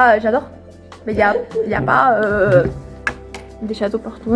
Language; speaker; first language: French; non-native, fluent; Swedish